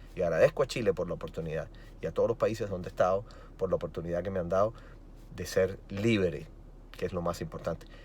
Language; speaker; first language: Spanish; native; Spanish